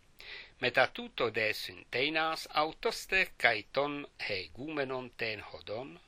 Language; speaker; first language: Greek; non-native, fluent; English